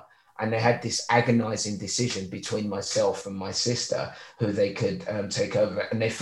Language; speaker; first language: English; native; English